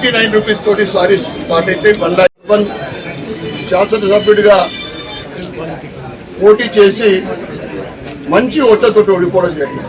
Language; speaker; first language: Telugu; native; Telugu